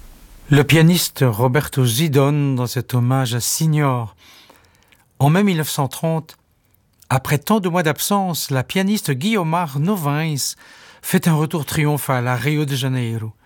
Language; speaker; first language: French; native; French